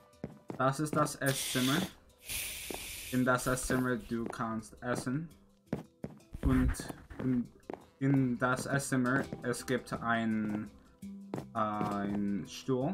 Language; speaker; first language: German; non-native, learner; English